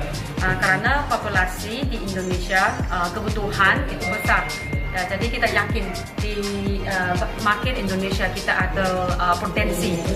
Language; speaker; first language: Indonesian; non-native, learner; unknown